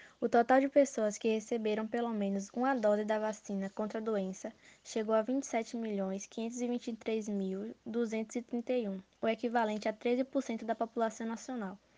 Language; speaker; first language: Portuguese; native; Portuguese